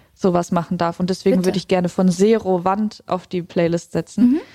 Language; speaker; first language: German; native; German